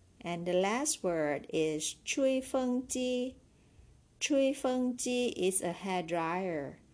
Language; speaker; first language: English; non-native, fluent; Chinese